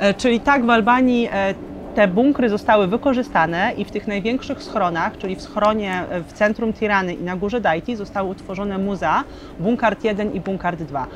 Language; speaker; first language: Polish; native; Polish